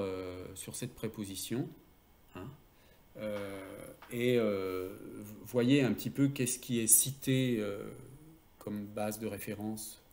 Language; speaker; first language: French; native; French